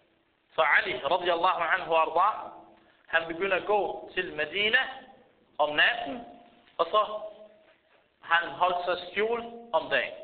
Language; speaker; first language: Danish; early bilingual, other home language; Arabic